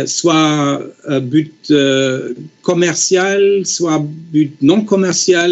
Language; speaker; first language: French; non-native, fluent; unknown